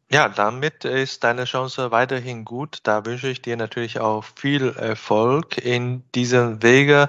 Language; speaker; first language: German; non-native, fluent; Chinese